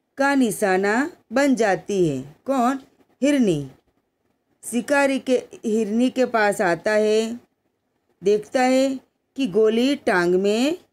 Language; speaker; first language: Hindi; non-native, local second language; Gujarati